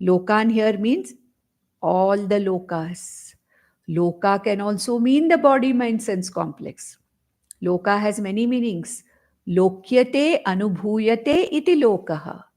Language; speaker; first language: English; non-native, local second language; Konkani